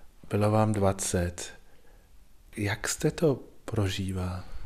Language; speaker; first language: Czech; non-native, fluent; English